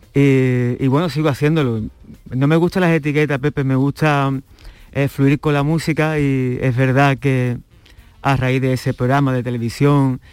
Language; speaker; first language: Spanish; native; Spanish